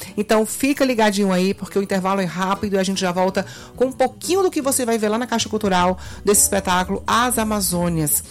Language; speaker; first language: Portuguese; native; Portuguese